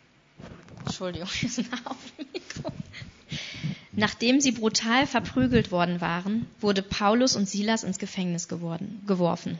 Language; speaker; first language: German; native; German